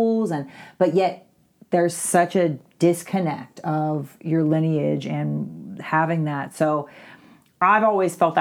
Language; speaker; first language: English; native; English